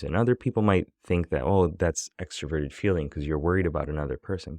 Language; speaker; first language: English; native; English